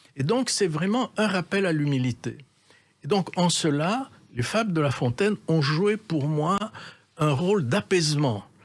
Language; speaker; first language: French; native; French